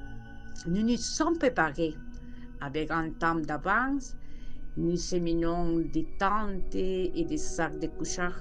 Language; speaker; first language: French; non-native, learner; Spanish